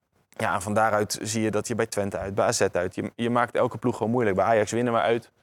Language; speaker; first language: Dutch; native; Dutch